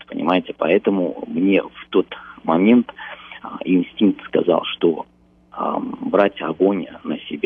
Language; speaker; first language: Russian; early bilingual, heritage; Russian